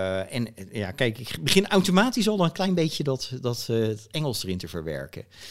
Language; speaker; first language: Dutch; native; Dutch